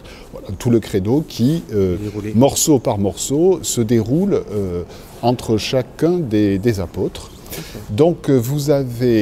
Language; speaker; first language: French; native; French